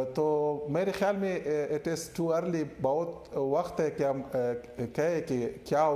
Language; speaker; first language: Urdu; non-native, learner; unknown